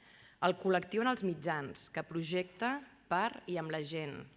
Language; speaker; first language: Catalan; native; Catalan